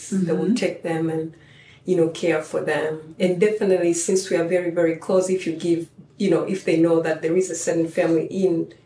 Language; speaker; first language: English; non-native, local second language; Swahili